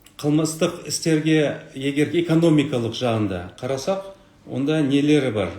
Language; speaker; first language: Kazakh; non-native, local second language; Russian